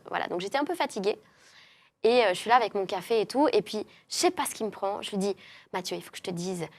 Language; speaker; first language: French; native; French